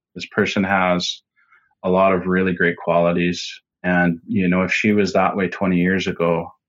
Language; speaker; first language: English; native; English